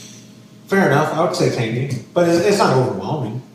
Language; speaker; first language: English; native; English